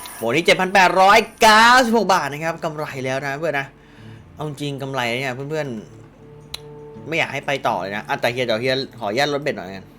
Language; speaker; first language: Thai; native; Thai